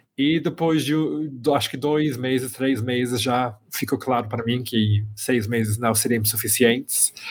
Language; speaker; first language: Portuguese; non-native, fluent; English